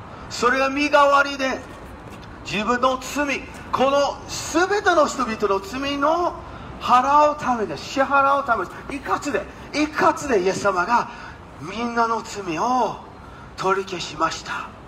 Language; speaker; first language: Japanese; non-native, fluent; English